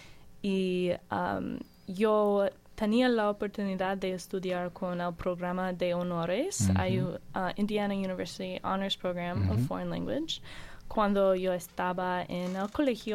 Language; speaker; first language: Spanish; non-native, learner; English